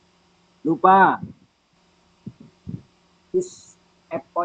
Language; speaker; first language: English; non-native, learner; Indonesian